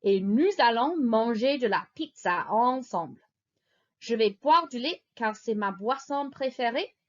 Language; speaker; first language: French; non-native, fluent; English